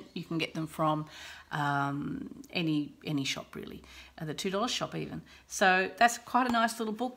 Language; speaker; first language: English; native; English